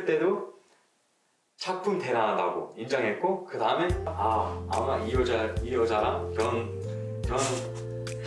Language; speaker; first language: Korean; non-native, fluent; English